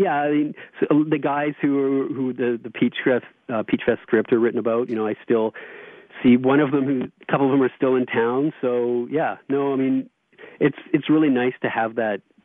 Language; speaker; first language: English; native; English